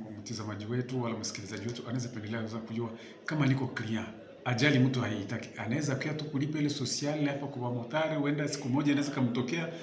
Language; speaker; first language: Swahili; native; Swahili